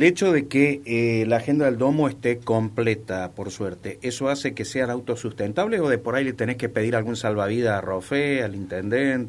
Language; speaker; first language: Spanish; native; Spanish